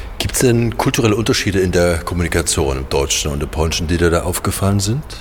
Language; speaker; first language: German; native; German